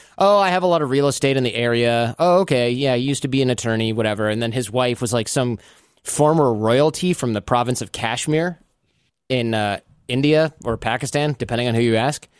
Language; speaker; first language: English; native; English